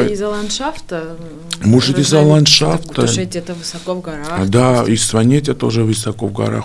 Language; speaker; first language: Russian; non-native, fluent; Georgian